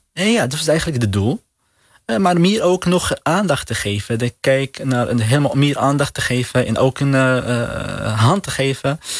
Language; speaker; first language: Dutch; non-native, learner; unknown